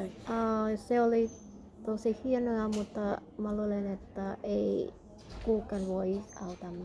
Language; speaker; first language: Finnish; non-native, learner; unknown